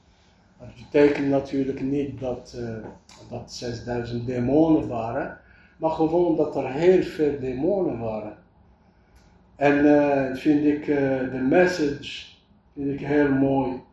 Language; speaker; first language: Dutch; non-native, fluent; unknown